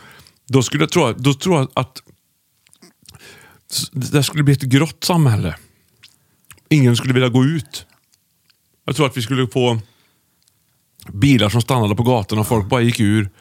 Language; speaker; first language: Swedish; native; Swedish